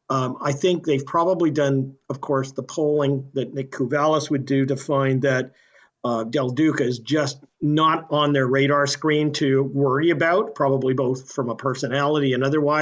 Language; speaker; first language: English; native; English